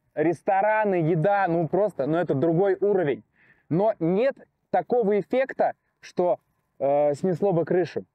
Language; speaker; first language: Russian; native; Russian